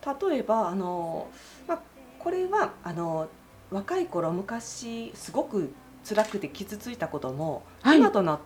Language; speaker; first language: Japanese; native; Japanese